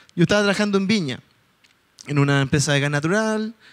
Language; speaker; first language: Spanish; native; Spanish